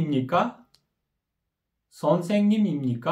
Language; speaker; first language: Korean; non-native, learner; Kyrgyz